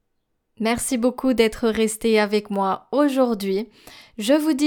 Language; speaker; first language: French; non-native, fluent; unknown